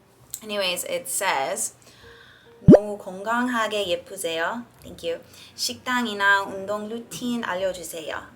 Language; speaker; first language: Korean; early bilingual, heritage; English